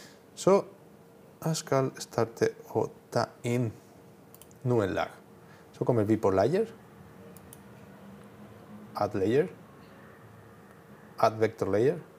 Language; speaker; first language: Norwegian; non-native, learner; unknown